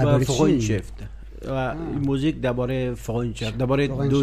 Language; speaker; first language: German; non-native, learner; Persian